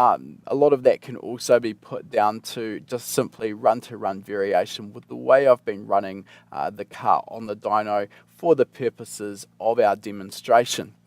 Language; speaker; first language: English; native; English